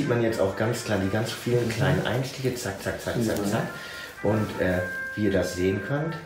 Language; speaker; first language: German; native; German